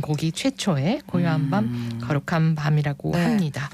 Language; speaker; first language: Korean; native; Korean